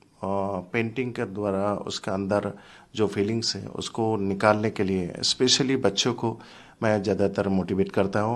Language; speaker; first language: Hindi; non-native, local second language; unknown